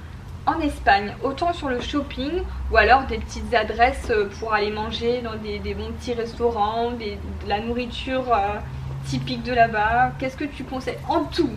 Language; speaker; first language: French; native; French